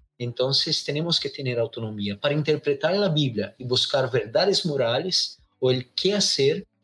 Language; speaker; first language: Spanish; non-native, fluent; Portuguese